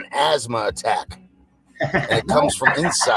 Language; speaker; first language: English; native; English